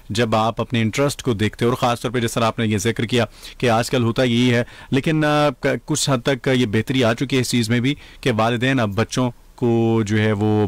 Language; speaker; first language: Urdu; native; Urdu